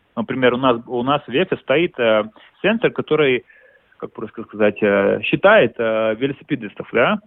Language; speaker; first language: Russian; non-native, local second language; Latvian